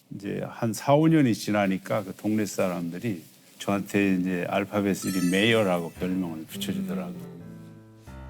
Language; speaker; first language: Korean; native; Korean